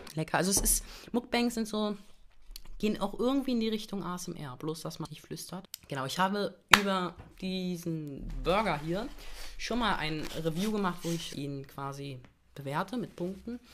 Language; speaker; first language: German; native; German